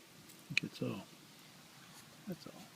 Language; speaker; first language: English; native; English